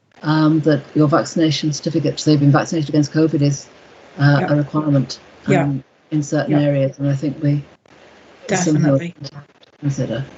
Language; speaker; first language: English; native; English